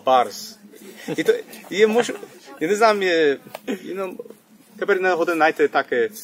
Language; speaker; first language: Ukrainian; early bilingual, heritage; English